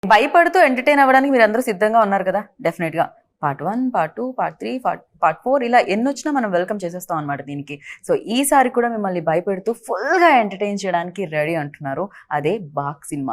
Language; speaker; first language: Telugu; native; Telugu